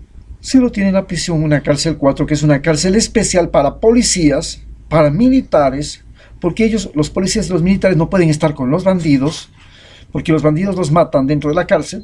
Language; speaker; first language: Spanish; native; Spanish